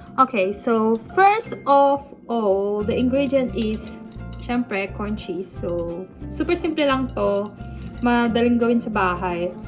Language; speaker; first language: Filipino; native; Filipino